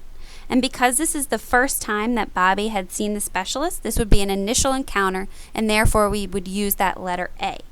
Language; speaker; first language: English; native; English